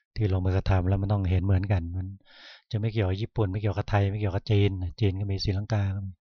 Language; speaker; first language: Thai; native; Thai